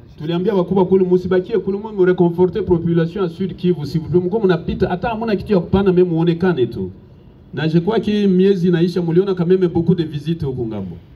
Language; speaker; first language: Swahili; native; Swahili